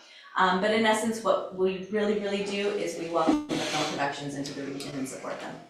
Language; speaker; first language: English; native; English